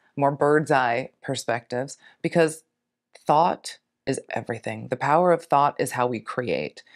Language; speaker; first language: English; native; English